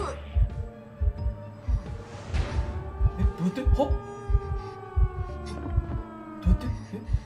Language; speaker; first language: Japanese; native; Japanese